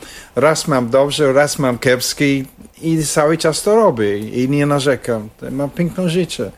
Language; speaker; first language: Polish; non-native, fluent; English